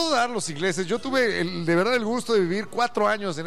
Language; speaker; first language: Spanish; native; Spanish